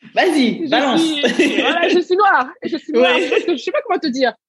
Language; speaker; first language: French; early bilingual, other home language; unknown